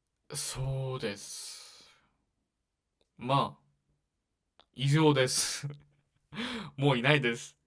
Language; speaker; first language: Japanese; non-native, learner; Korean